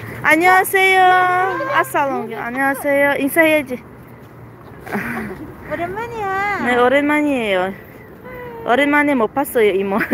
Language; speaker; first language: Korean; non-native, learner; Tajik